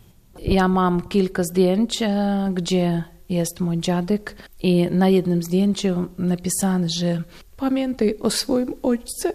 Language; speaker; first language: Polish; non-native, fluent; Russian